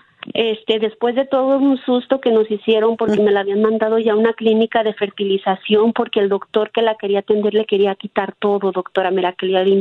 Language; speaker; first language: Spanish; native; Spanish